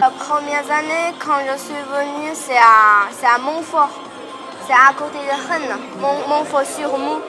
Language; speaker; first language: French; non-native, learner; Chinese